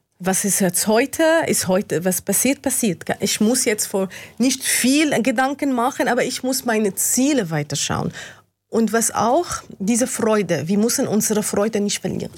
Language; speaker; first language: German; non-native, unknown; Arabic